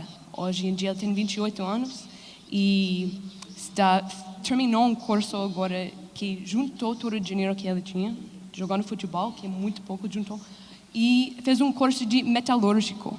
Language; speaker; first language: Portuguese; non-native, fluent; English